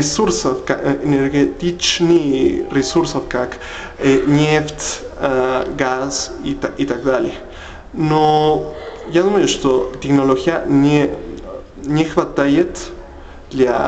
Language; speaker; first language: Russian; non-native, learner; Spanish